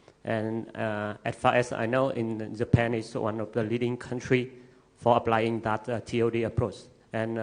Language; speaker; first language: English; non-native, learner; Vietnamese